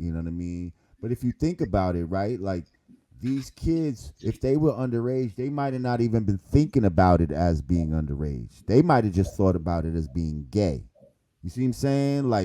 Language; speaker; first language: English; native; English